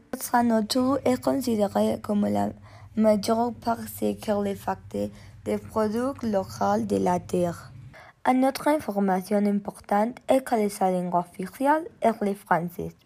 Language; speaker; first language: French; non-native, learner; Spanish